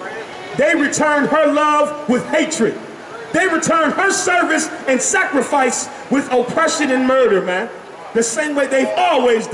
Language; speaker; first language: English; native; English